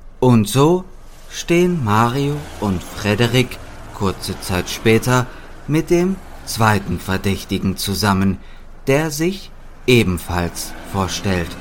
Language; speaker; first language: German; native; German